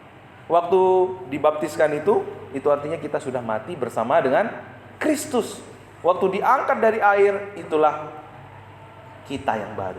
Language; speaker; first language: Indonesian; native; Indonesian